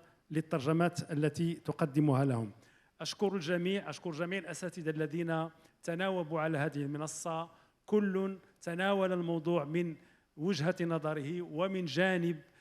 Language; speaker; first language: Arabic; native; Arabic